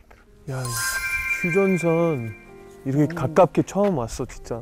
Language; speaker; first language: Korean; non-native, fluent; English